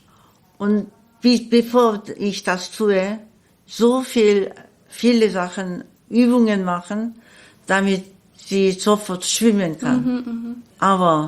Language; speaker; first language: German; non-native, learner; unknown